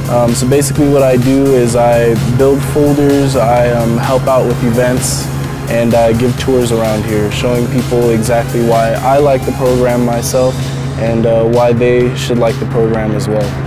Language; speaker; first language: English; native; English